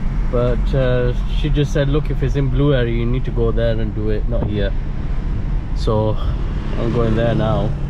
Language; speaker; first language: English; native; English